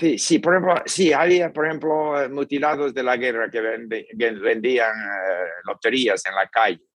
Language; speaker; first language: Spanish; non-native, fluent; English